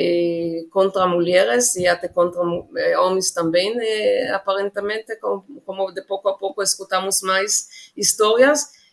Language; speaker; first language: Portuguese; non-native, fluent; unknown